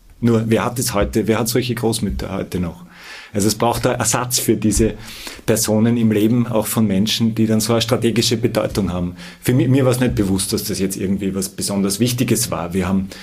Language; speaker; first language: German; native; German